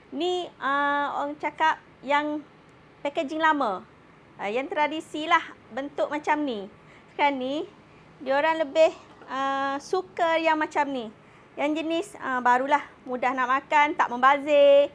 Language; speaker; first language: Malay; native; Malay